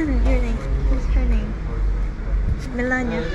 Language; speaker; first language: English; non-native, learner; Korean